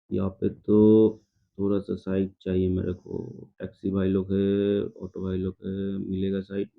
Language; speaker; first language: Hindi; non-native, local second language; Bangla